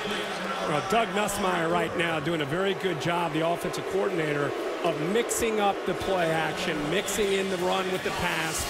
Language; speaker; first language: English; native; English